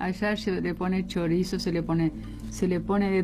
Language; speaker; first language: Spanish; native; Spanish